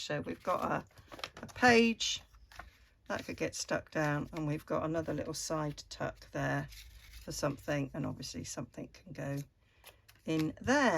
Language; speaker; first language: English; native; English